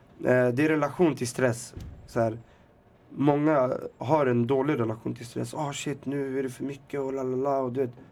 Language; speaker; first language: Swedish; early bilingual, other home language; Arabic